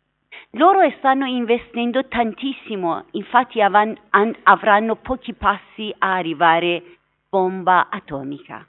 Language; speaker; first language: Italian; non-native, fluent; Persian